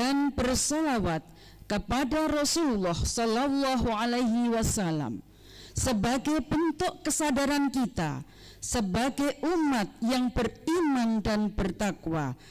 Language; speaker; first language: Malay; non-native, local second language; Javanese